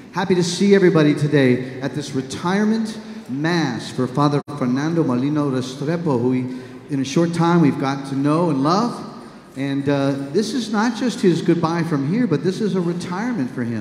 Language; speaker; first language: English; native; English